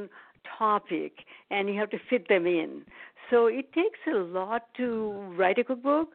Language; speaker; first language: English; non-native, local second language; Bangla